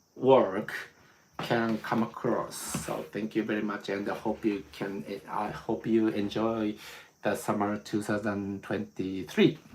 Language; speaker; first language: English; non-native, learner; Japanese